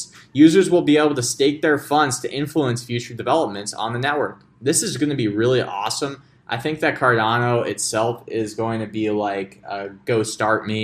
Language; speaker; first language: English; native; English